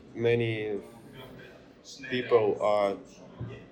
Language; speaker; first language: English; non-native, learner; Ukrainian